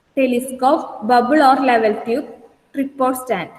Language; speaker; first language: English; non-native, local second language; Malayalam